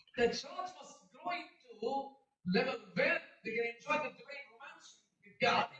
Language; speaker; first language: English; non-native, local second language; Telugu